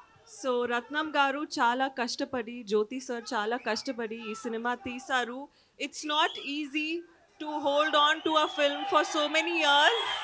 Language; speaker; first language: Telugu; non-native, learner; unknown